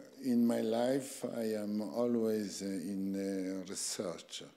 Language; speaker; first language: English; non-native, learner; French